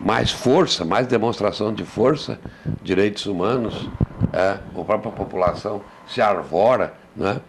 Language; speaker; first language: Portuguese; native; Portuguese